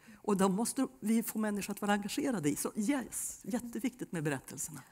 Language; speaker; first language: Swedish; native; Swedish